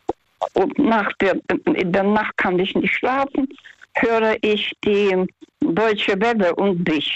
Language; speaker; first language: German; non-native, fluent; Russian